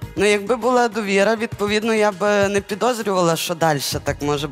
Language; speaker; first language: Ukrainian; native; Ukrainian